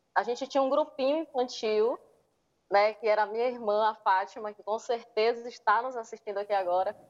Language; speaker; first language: Portuguese; native; Portuguese